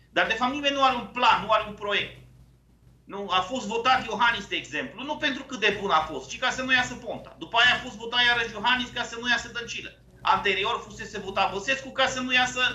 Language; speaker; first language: Romanian; native; Romanian